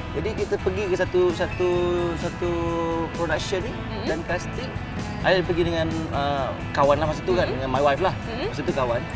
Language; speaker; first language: Malay; native; Malay